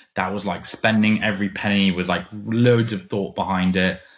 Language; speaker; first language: English; non-native, fluent; German